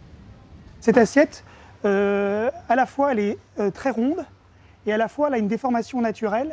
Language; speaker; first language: French; native; French